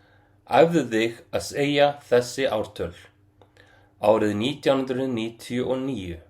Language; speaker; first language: Icelandic; non-native, fluent; Arabic